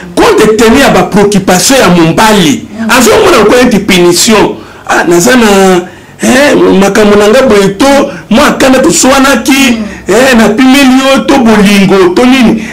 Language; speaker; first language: Lingala; non-native, local second language; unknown